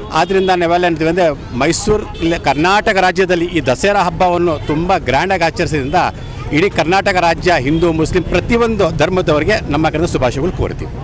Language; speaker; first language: Kannada; non-native, local second language; Urdu